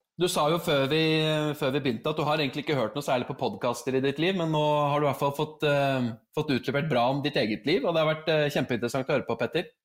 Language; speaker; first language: Norwegian; native; Norwegian